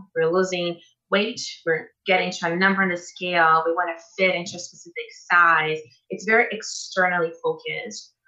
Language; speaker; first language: English; non-native, fluent; Portuguese